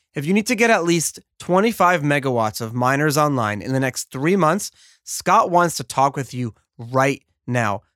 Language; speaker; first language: English; native; English